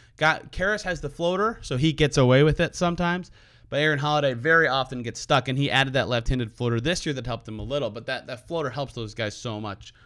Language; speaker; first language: English; native; English